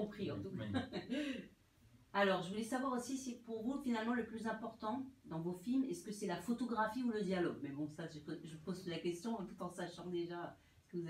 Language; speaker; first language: French; native; French